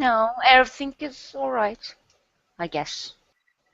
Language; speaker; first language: English; non-native, learner; Turkish